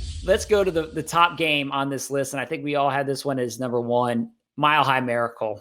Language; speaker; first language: English; native; English